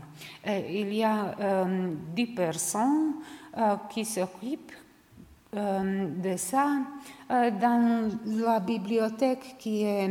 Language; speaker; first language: French; non-native, learner; Serbian